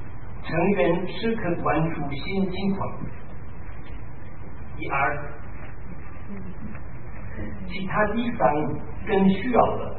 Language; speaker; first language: Chinese; non-native, fluent; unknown